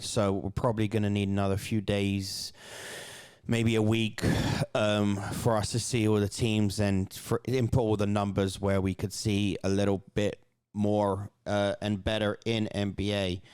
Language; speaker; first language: English; native; English